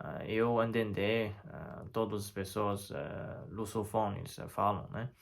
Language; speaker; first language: Portuguese; non-native, fluent; Chinese